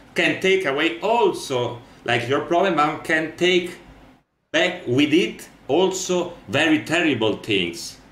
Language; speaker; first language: English; non-native, learner; Italian